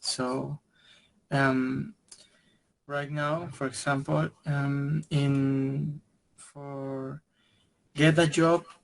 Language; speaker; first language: English; non-native, learner; Spanish